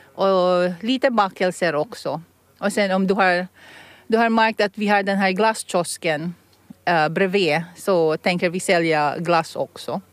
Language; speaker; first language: Swedish; non-native, fluent; Filipino